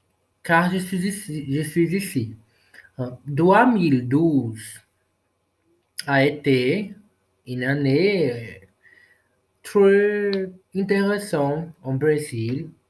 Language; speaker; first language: French; non-native, learner; Portuguese